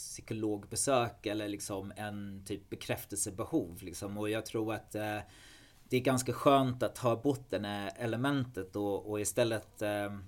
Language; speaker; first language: Swedish; non-native, fluent; English